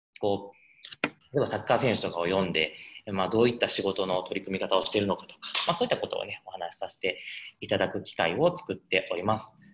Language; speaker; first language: Japanese; native; Japanese